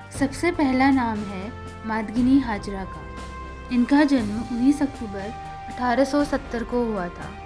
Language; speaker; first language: Hindi; native; Hindi